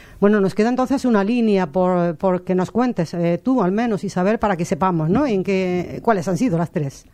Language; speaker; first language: Spanish; native; Spanish